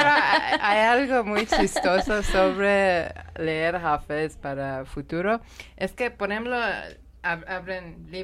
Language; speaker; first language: Spanish; non-native, learner; Persian